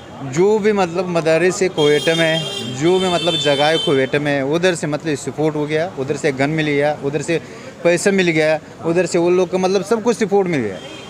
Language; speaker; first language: Hindi; non-native, learner; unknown